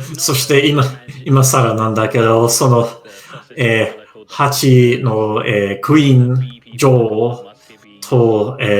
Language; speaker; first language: Japanese; non-native, fluent; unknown